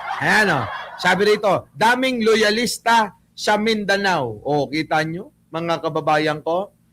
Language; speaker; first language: Filipino; native; Filipino